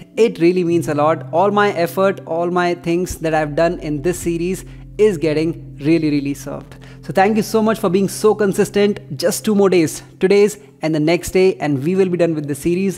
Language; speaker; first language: English; non-native, local second language; Hindi